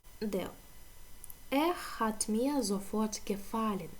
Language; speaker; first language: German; non-native, fluent; Ukrainian